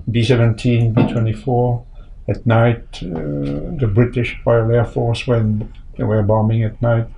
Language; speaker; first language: English; non-native, fluent; French